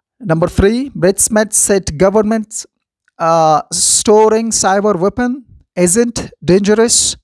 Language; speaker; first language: English; non-native, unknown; Persian